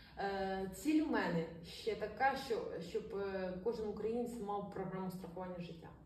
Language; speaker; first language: Ukrainian; non-native, local second language; Russian